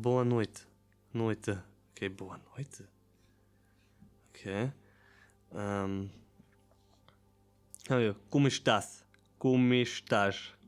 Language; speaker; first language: Portuguese; non-native, learner; German